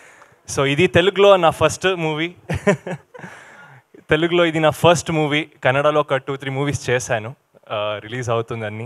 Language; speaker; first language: Telugu; non-native, learner; Kannada